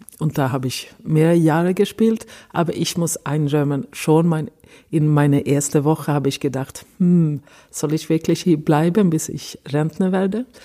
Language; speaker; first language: German; non-native, fluent; Swedish